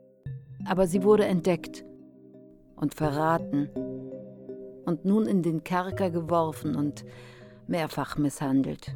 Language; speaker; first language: German; native; German